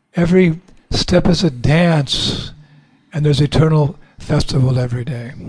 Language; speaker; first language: English; native; English